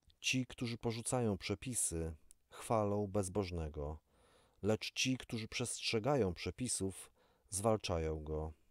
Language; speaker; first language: Polish; native; Polish